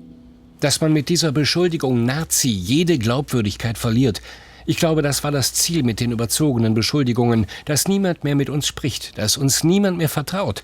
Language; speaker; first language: German; native; German